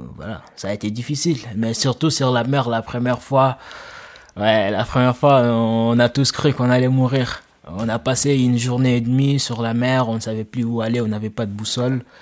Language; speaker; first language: French; non-native, local second language; Soninke